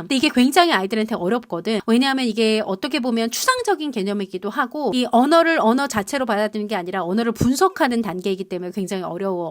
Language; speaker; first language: Korean; native; Korean